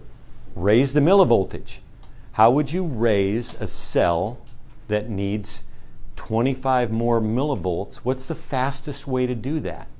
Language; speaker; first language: English; native; English